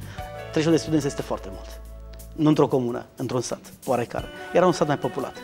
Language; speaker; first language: Romanian; native; Romanian